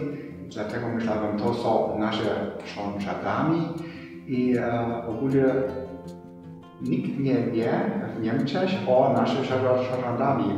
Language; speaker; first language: Polish; non-native, learner; German